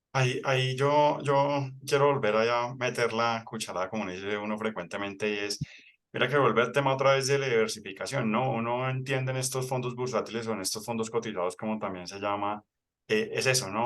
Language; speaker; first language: Spanish; native; Spanish